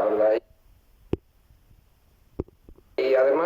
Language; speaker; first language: Spanish; non-native, fluent; Italian